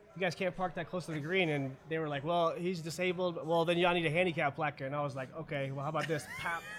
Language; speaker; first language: English; early bilingual, other home language; German